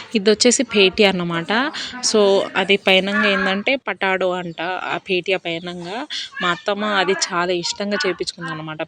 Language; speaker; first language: Telugu; non-native, local second language; Lambadi